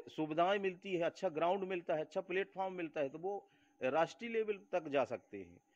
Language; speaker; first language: Hindi; native; Hindi